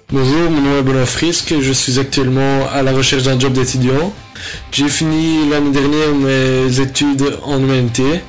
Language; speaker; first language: French; native; French